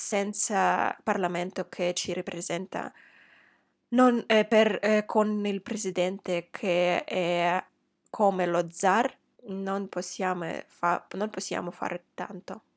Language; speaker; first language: Italian; non-native, fluent; Russian